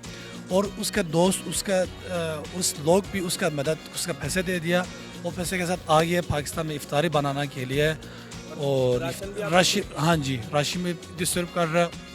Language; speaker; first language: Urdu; non-native, learner; Turkish